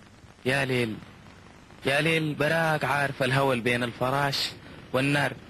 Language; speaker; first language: Arabic; native; Arabic